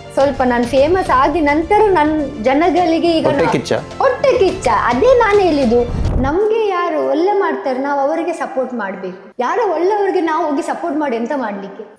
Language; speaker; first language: Kannada; non-native, local second language; Tulu